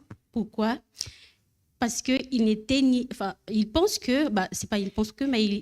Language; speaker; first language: French; non-native, learner; Malagasy